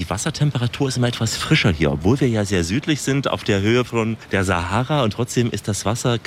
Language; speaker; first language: German; native; German